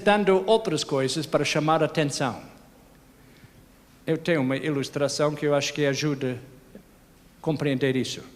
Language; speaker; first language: Portuguese; non-native, fluent; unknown